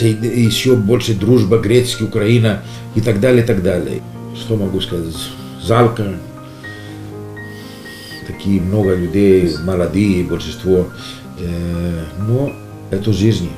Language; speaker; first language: Russian; non-native, learner; Greek